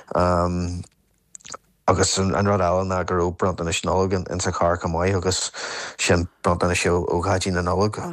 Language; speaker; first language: Irish; non-native, local second language; English